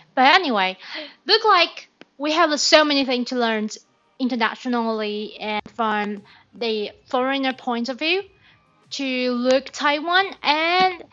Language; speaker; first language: English; non-native, learner; Chinese